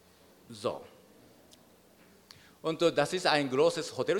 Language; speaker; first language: German; non-native, learner; Japanese